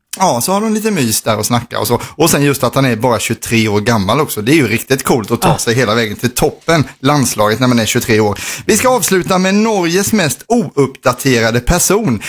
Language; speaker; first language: Swedish; native; Swedish